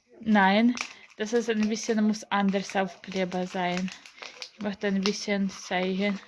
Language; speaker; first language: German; non-native, learner; Ukrainian